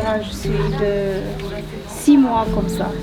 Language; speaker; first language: French; non-native, learner; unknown